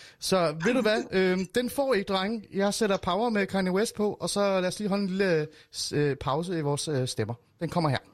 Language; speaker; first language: Danish; early bilingual, other home language; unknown